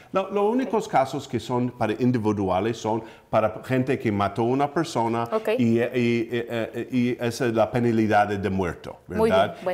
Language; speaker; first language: Spanish; early bilingual, heritage; English